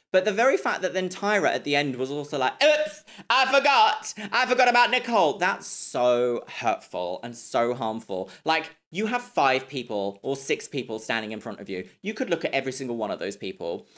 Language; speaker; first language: English; native; English